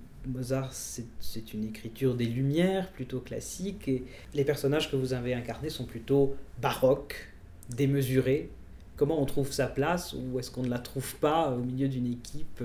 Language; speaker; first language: French; native; French